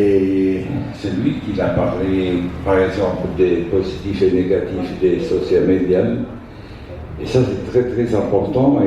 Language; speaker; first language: French; non-native, fluent; Italian